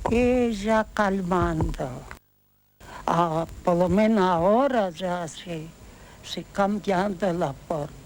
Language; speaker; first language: Spanish; non-native, learner; Ukrainian